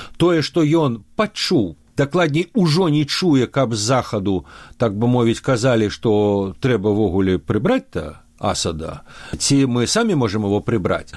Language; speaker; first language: Belarusian; non-native, local second language; Russian